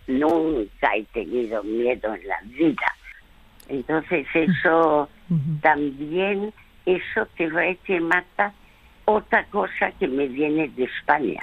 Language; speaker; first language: Spanish; early bilingual, other home language; French